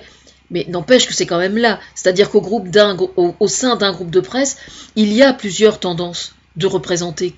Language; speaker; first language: French; native; French